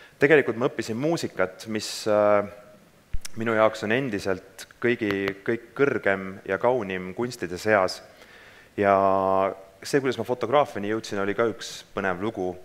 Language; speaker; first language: Estonian; native; Estonian